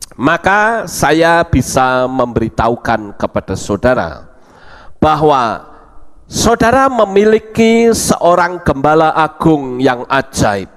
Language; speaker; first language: Indonesian; native; Indonesian